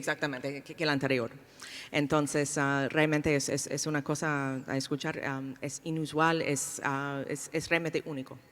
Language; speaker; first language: Spanish; non-native, fluent; English